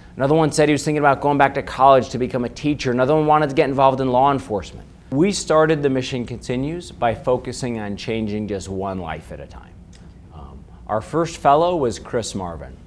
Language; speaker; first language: English; native; English